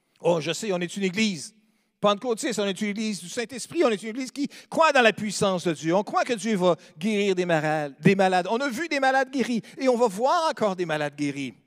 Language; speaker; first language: French; native; French